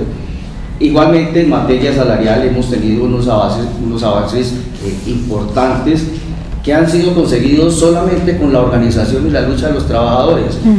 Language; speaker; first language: Spanish; native; Spanish